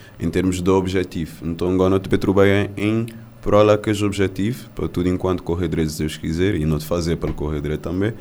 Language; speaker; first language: Portuguese; non-native, local second language; Kabuverdianu